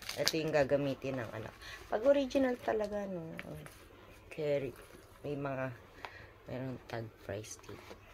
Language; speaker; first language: Filipino; native; Filipino